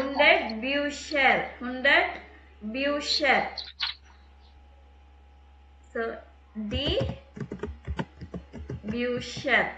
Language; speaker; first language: German; non-native, fluent; Tamil